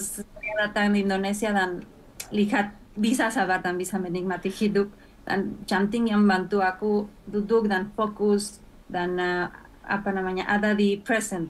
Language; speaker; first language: Indonesian; non-native, fluent; Spanish